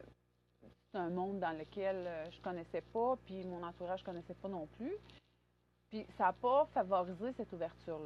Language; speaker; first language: French; native; French